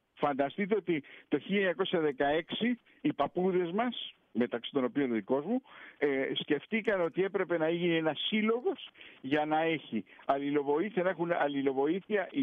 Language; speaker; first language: Greek; early bilingual, heritage; Greek